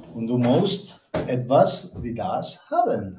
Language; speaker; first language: German; non-native, learner; Spanish